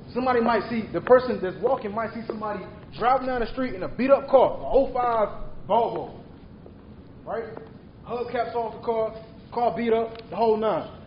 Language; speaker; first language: English; native; English